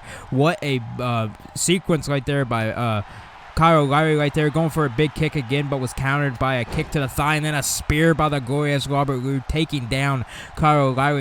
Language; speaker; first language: English; native; English